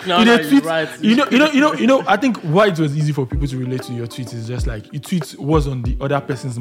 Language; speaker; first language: English; non-native, local second language; Yoruba